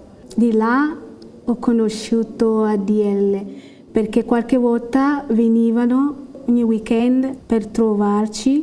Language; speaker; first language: Italian; non-native, learner; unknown